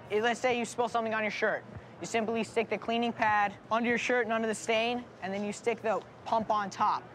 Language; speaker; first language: English; native; English